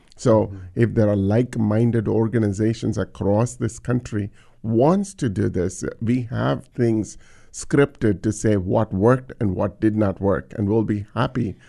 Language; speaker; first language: English; non-native, local second language; Tamil